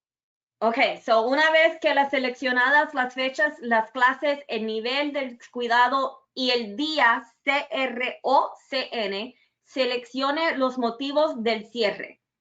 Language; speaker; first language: Spanish; early bilingual, other home language; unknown